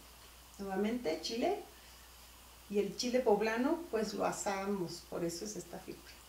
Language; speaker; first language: Spanish; native; Spanish